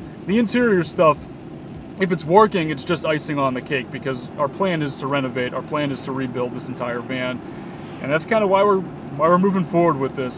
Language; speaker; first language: English; native; English